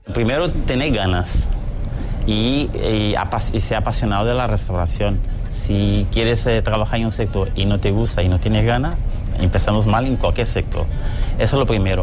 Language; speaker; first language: Spanish; non-native, fluent; Portuguese